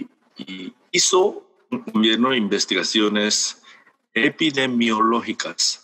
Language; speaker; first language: Spanish; non-native, fluent; Korean